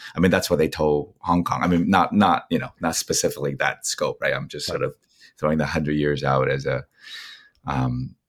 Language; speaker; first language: English; non-native, fluent; Chinese